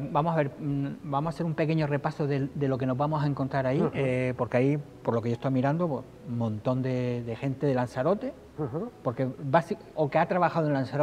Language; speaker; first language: Spanish; native; Spanish